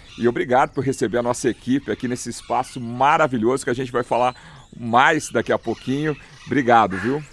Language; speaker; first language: Portuguese; native; Portuguese